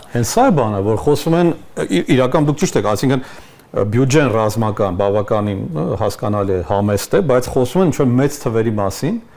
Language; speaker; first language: Armenian; native; Armenian